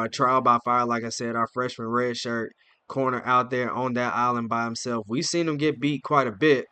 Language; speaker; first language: English; native; English